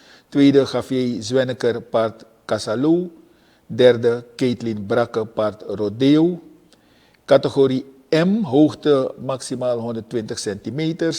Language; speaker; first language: Dutch; native; Dutch